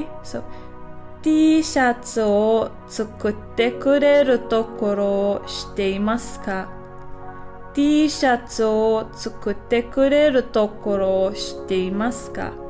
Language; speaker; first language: Japanese; non-native, fluent; English